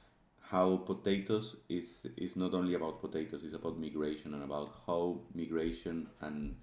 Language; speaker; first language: English; non-native, fluent; Spanish